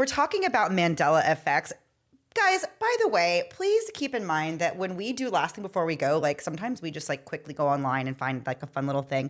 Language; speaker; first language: English; native; English